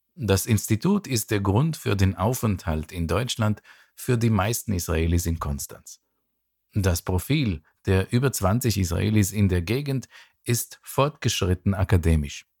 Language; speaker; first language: German; non-native, fluent; Hebrew